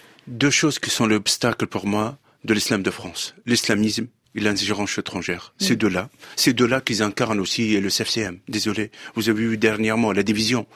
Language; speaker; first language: French; non-native, local second language; Arabic